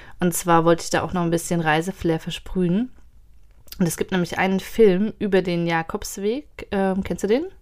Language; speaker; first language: German; native; German